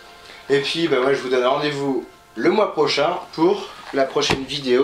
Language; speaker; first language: French; native; French